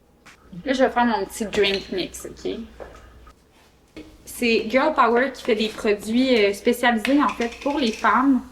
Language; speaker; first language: French; native; French